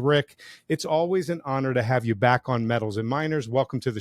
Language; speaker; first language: English; native; English